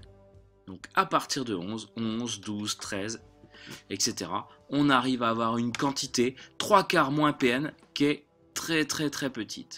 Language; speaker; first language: French; native; French